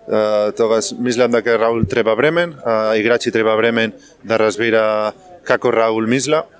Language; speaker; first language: Macedonian; non-native, learner; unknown